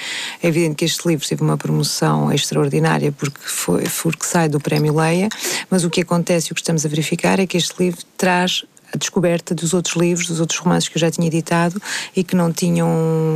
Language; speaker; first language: Portuguese; native; Portuguese